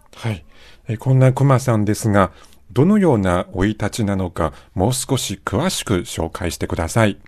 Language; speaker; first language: Japanese; non-native, fluent; Chinese